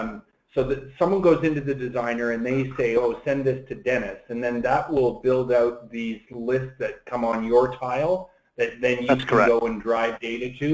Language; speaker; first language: English; native; English